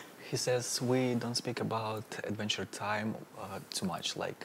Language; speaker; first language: English; non-native, fluent; Russian